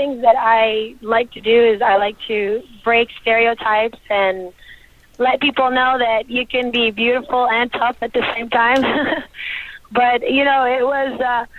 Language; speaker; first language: English; native; English